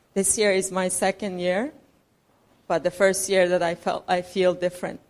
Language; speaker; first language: English; non-native, fluent; Persian